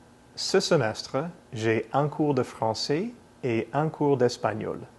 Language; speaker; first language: French; non-native, fluent; English